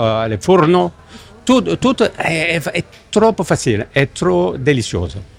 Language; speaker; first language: Italian; non-native, learner; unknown